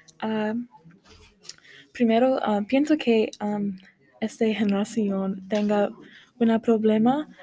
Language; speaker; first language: Spanish; non-native, learner; English